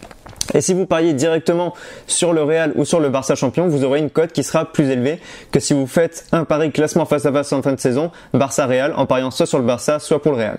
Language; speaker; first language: French; native; French